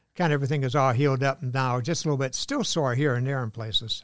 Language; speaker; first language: English; native; English